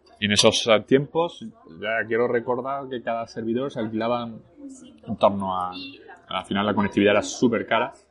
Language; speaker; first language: Spanish; early bilingual, other home language; French